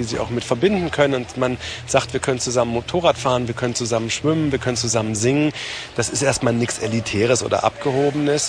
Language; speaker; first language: German; native; German